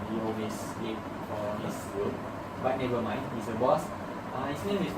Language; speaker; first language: English; non-native, learner; Malay